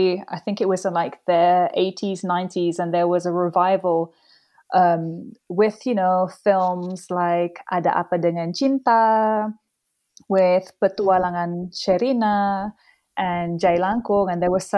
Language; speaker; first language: English; native; English